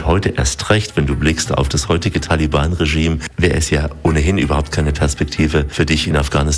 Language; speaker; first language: German; native; German